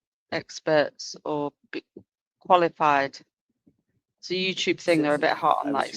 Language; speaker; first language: English; native; English